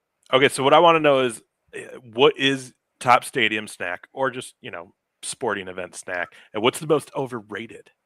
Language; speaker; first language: English; native; English